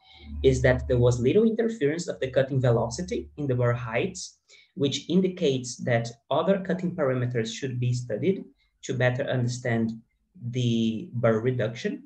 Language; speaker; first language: English; non-native, fluent; Portuguese